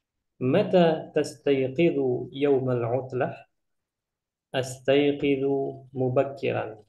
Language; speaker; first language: Arabic; non-native, fluent; Indonesian